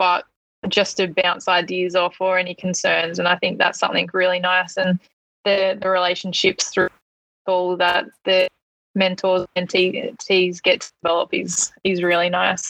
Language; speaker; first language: English; native; English